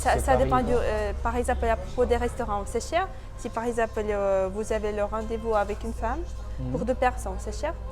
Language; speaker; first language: French; non-native, fluent; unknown